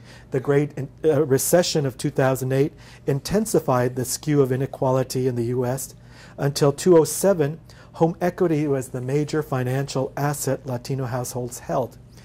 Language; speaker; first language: English; native; English